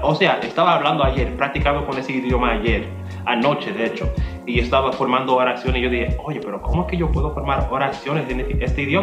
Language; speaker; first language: Spanish; non-native, fluent; English